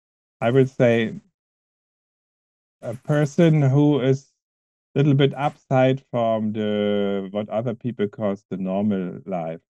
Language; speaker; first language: English; non-native, fluent; German